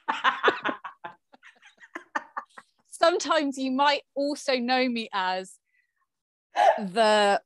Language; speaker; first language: English; native; English